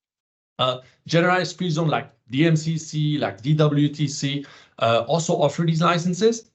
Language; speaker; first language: English; non-native, fluent; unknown